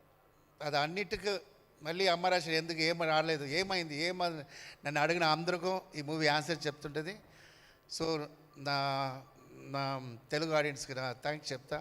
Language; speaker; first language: Telugu; non-native, fluent; Tamil